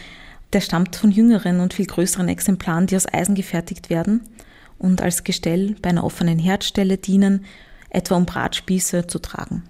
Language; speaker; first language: German; native; German